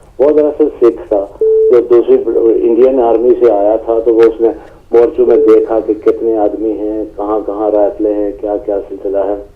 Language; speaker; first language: Urdu; native; Urdu